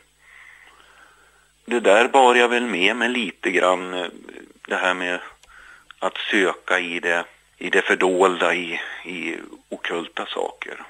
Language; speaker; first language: Swedish; native; Swedish